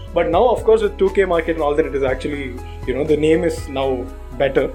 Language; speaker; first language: English; non-native, local second language; Tamil